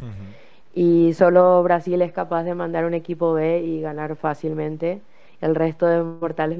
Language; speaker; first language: Spanish; native; Spanish